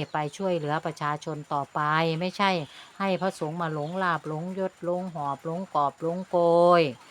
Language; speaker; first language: Thai; native; Thai